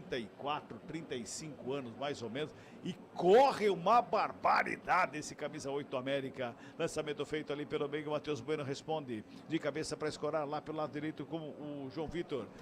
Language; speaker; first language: Portuguese; native; Portuguese